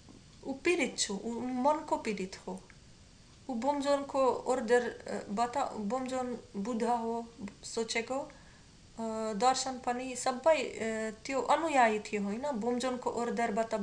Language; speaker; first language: Nepali; non-native, learner; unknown